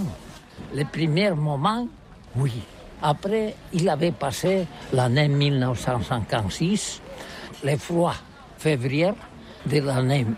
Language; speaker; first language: French; non-native, learner; Catalan